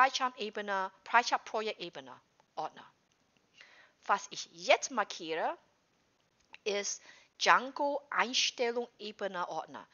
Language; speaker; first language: German; non-native, fluent; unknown